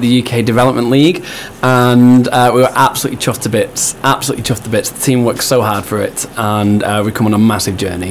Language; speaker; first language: English; native; English